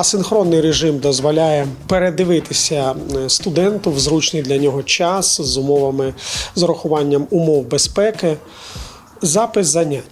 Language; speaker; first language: Ukrainian; native; Ukrainian